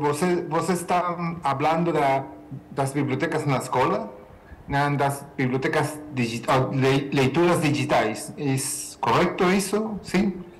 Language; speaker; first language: Portuguese; non-native, fluent; Spanish